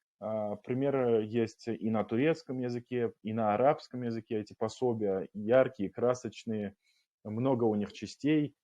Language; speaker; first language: Russian; non-native, local second language; Kumyk